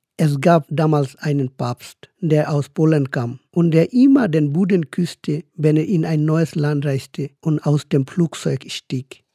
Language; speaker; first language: German; non-native, fluent; Bangla